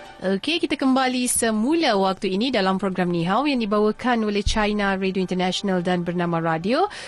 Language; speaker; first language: Malay; native; Malay